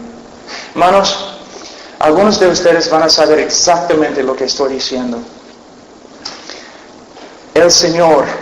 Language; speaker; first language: Spanish; non-native, fluent; English